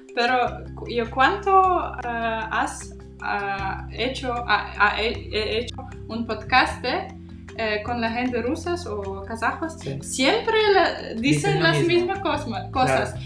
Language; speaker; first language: Spanish; non-native, learner; Kazakh